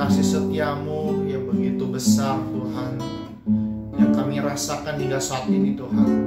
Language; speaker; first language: Indonesian; native; Indonesian